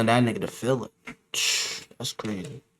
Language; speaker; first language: English; native; English